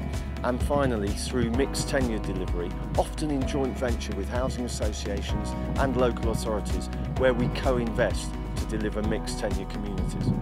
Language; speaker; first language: English; native; English